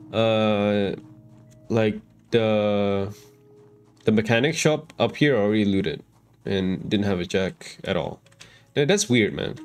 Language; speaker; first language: English; non-native, local second language; Malay